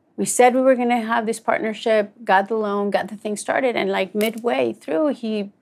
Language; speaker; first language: English; non-native, fluent; Spanish